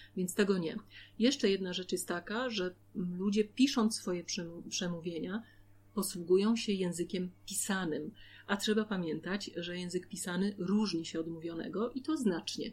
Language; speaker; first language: Polish; native; Polish